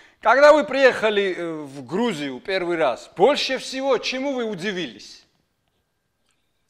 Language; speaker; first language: Russian; non-native, fluent; Georgian